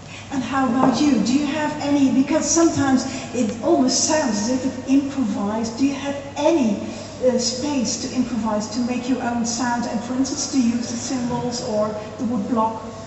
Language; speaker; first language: English; non-native, fluent; Dutch